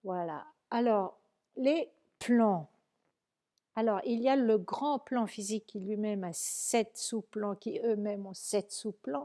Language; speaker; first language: French; native; French